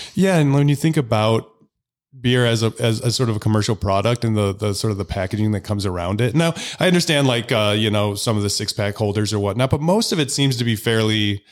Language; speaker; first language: English; native; English